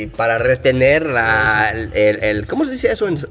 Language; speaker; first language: Spanish; non-native, learner; English